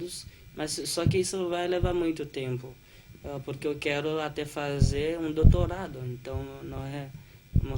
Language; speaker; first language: Portuguese; non-native, fluent; Haitian Creole